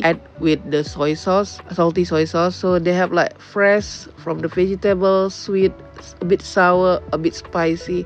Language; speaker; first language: English; non-native, learner; Indonesian